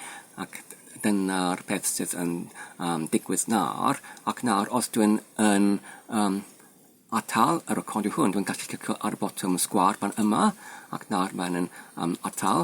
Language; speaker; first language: Welsh; non-native, fluent; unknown